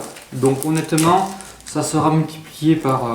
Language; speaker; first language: French; native; French